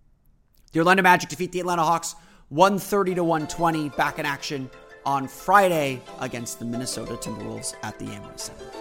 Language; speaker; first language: English; native; English